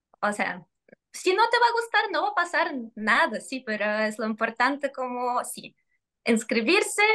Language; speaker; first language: Spanish; non-native, fluent; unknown